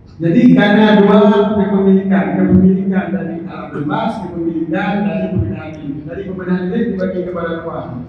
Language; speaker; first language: Malay; non-native, local second language; Achinese